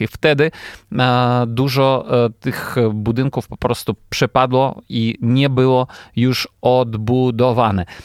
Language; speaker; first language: Polish; non-native, fluent; Ukrainian